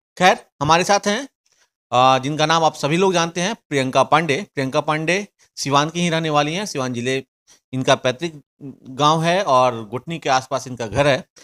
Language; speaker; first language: Hindi; native; Hindi